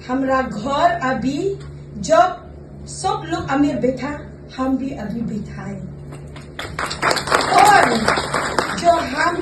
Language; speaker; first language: Hindi; non-native, local second language; Khasi